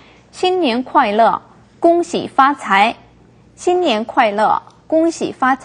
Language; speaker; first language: Chinese; non-native, fluent; Korean